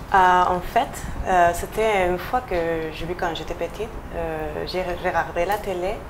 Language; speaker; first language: French; non-native, fluent; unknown